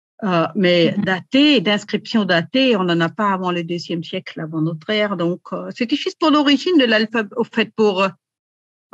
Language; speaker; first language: French; native; French